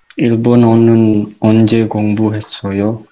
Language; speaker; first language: Korean; non-native, learner; Indonesian